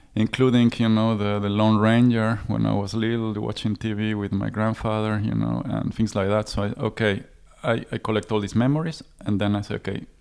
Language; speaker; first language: English; non-native, fluent; Spanish